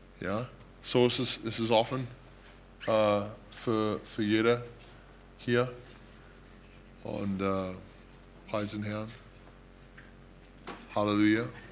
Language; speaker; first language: German; non-native, fluent; English